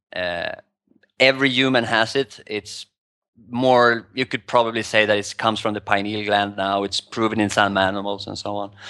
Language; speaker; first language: English; non-native, fluent; Swedish